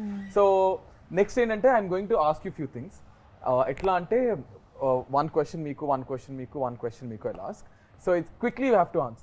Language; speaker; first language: Telugu; native; Telugu